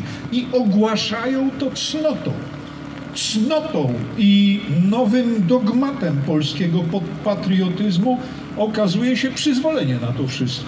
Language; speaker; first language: Polish; native; Polish